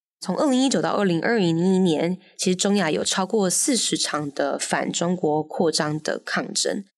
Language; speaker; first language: Chinese; native; Chinese